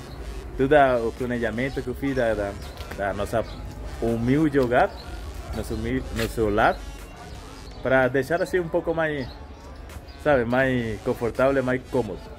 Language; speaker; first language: Portuguese; non-native, fluent; Spanish